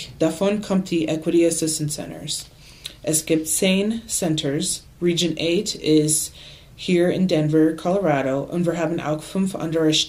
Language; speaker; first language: German; non-native, learner; English